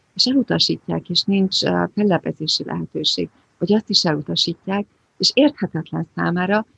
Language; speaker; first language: Hungarian; native; Hungarian